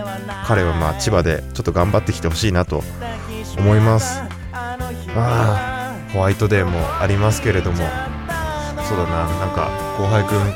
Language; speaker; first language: Japanese; native; Japanese